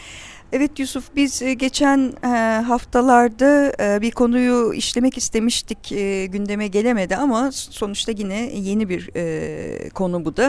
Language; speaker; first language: Turkish; native; Turkish